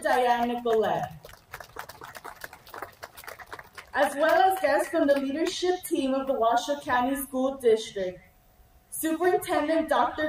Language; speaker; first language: English; early bilingual, other home language; Spanish